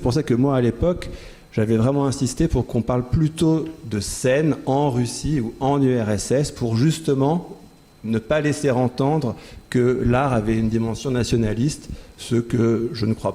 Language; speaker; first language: French; native; French